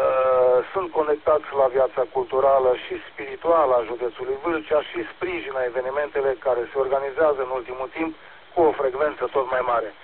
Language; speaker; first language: Romanian; native; Romanian